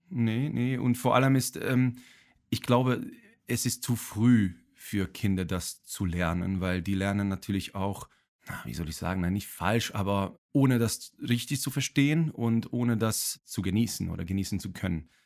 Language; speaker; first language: German; non-native, fluent; Hungarian